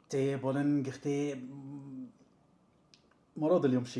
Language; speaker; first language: Mongolian; non-native, learner; Arabic